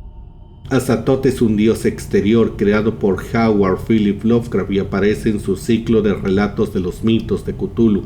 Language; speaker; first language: Spanish; native; Spanish